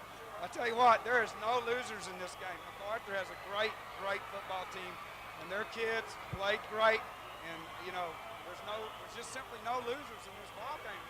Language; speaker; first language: English; native; English